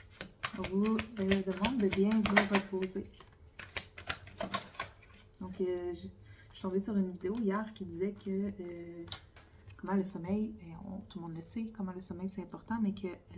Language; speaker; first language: French; native; French